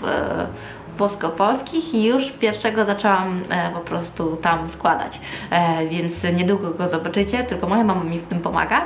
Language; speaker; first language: Polish; early bilingual, heritage; Polish